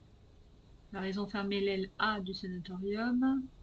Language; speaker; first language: French; native; French